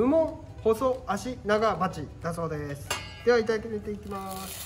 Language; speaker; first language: Japanese; native; Japanese